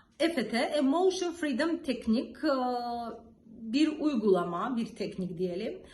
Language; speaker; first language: Turkish; non-native, learner; Georgian